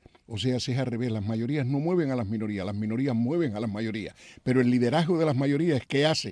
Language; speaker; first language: Spanish; native; Spanish